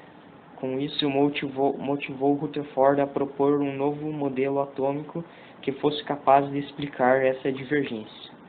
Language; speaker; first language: Portuguese; native; Portuguese